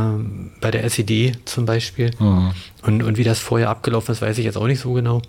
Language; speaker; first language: German; native; German